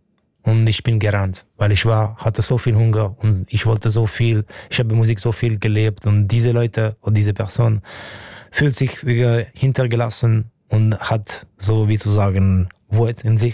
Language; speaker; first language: German; non-native, fluent; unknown